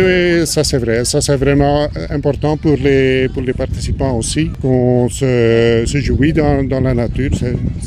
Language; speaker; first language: French; non-native, local second language; Dutch